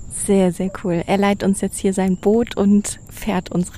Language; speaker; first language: German; native; German